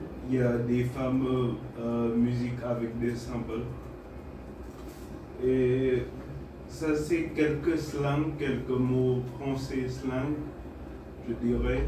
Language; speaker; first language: French; non-native, fluent; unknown